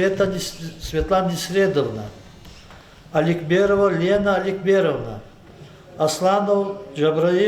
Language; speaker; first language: Russian; non-native, local second language; Lezghian